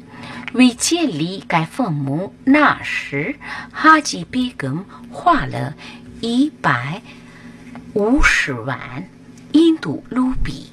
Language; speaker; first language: Chinese; non-native, learner; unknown